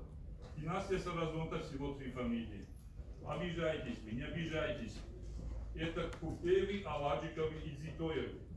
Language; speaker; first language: Russian; native; Russian